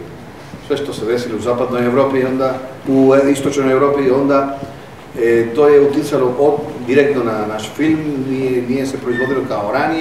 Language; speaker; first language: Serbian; non-native, fluent; Spanish